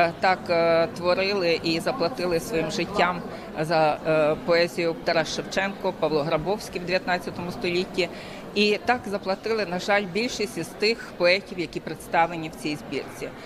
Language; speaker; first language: Ukrainian; native; Ukrainian